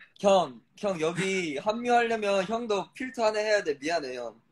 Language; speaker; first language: Korean; early bilingual, heritage; Korean